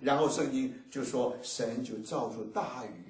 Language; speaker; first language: Chinese; native; Chinese